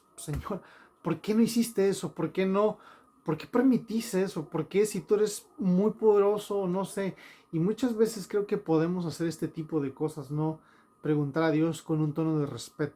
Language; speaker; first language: Spanish; native; Spanish